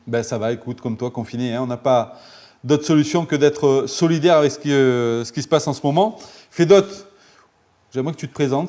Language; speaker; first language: French; native; French